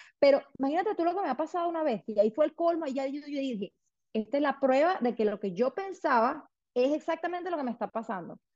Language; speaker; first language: Spanish; native; Spanish